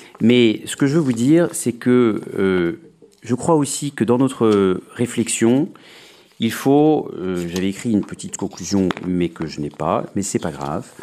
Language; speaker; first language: French; native; French